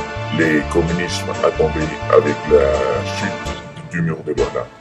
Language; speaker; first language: French; non-native, learner; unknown